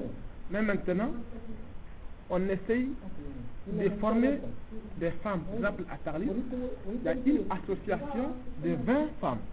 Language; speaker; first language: French; non-native, local second language; Tamasheq